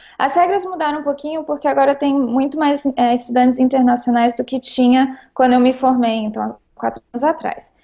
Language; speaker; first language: Portuguese; native; Portuguese